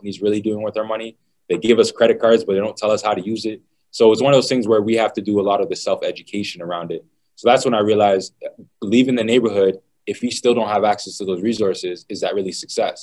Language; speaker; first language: English; native; English